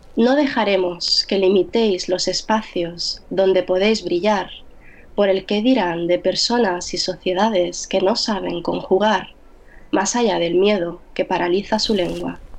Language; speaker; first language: Spanish; early bilingual, other home language; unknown